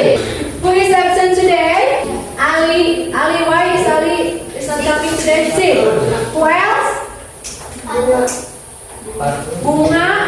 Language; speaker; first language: English; non-native, fluent; Indonesian